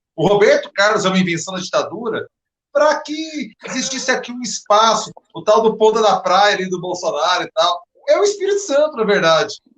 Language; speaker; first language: Portuguese; native; Portuguese